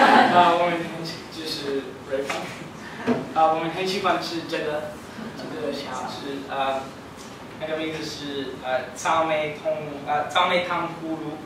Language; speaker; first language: Chinese; non-native, learner; English